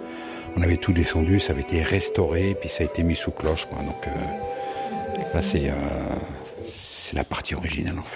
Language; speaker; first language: French; native; French